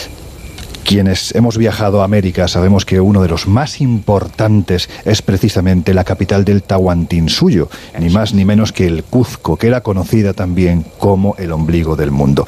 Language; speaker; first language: Spanish; native; Spanish